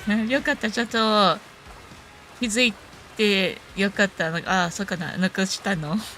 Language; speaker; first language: Japanese; non-native, fluent; English